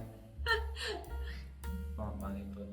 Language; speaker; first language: Korean; non-native, learner; English